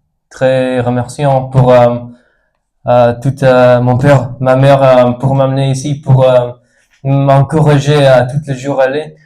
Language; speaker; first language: French; non-native, learner; Spanish